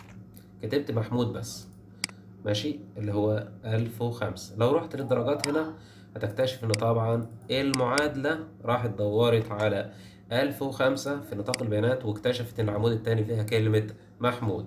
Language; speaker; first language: Arabic; native; Arabic